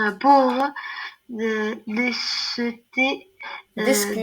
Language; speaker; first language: French; non-native, learner; Arabic